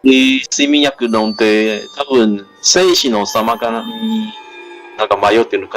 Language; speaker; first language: Japanese; non-native, learner; Chinese